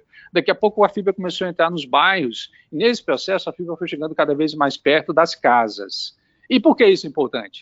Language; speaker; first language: Portuguese; native; Portuguese